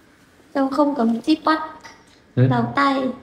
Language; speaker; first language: Vietnamese; non-native, learner; Indonesian